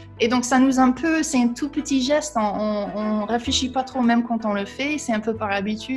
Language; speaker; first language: French; non-native, fluent; English